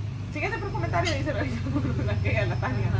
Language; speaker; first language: Spanish; native; Spanish